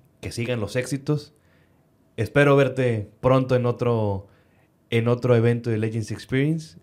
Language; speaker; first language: Spanish; native; Spanish